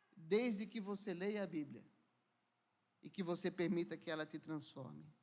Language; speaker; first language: Portuguese; native; Portuguese